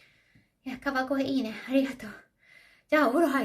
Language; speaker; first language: Japanese; native; Japanese